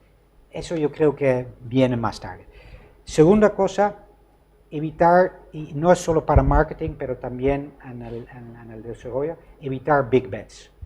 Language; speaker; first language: Spanish; non-native, fluent; Dutch